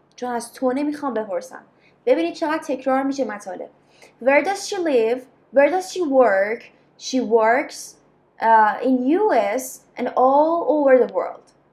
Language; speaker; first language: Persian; native; Persian